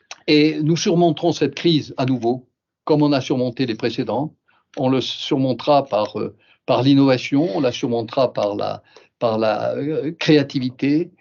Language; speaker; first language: French; native; French